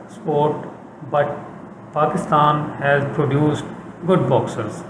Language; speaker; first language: English; non-native, local second language; Urdu